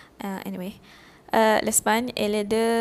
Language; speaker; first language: French; non-native, fluent; Malay